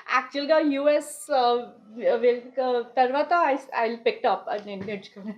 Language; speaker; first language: Telugu; non-native, learner; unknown